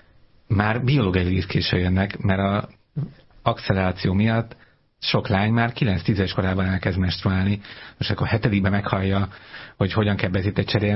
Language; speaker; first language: Hungarian; native; Hungarian